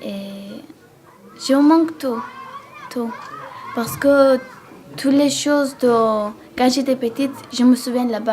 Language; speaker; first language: French; non-native, learner; Georgian